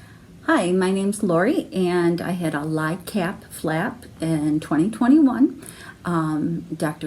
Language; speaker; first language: English; native; English